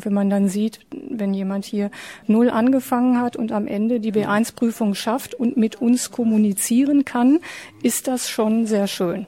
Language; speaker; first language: German; native; German